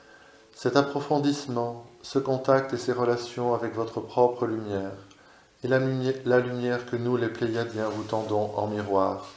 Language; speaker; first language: French; native; French